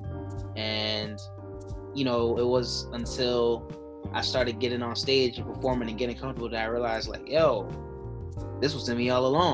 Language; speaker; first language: English; native; English